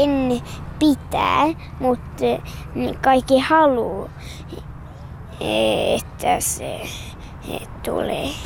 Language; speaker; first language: Finnish; early bilingual, heritage; Swedish